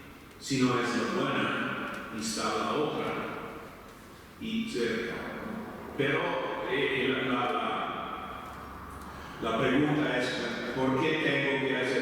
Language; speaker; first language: Spanish; non-native, fluent; Italian